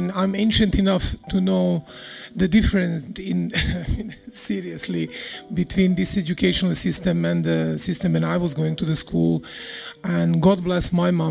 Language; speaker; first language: English; non-native, fluent; Serbian